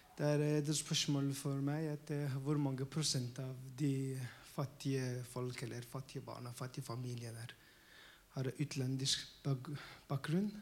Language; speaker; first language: Norwegian; non-native, learner; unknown